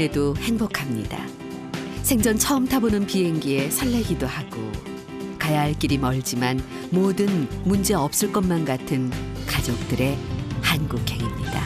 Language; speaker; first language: Korean; native; Korean